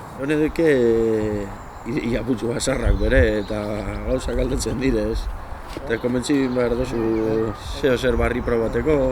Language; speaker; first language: Basque; non-native, local second language; Spanish